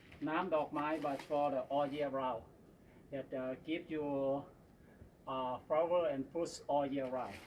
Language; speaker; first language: English; non-native, learner; Thai